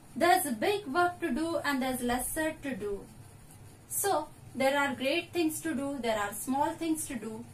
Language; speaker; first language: English; non-native, local second language; Marathi